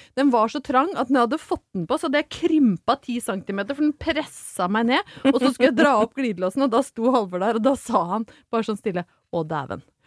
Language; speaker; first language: Norwegian; native; Norwegian